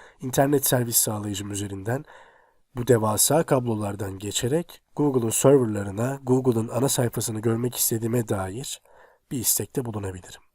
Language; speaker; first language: Turkish; native; Turkish